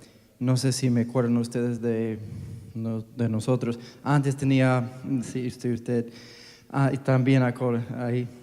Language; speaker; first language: Spanish; non-native, fluent; English